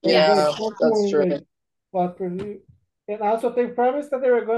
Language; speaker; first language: English; non-native, fluent; Portuguese